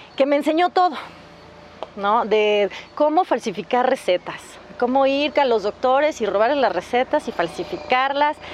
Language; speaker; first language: Spanish; native; Spanish